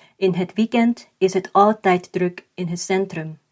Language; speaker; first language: Dutch; non-native, fluent; Thai